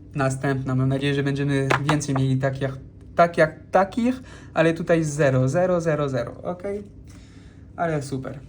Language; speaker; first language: Polish; non-native, fluent; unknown